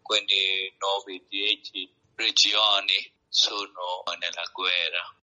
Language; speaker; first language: Italian; non-native, learner; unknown